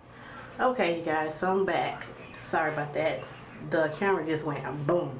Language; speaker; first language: English; native; English